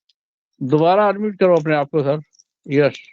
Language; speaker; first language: Hindi; native; Hindi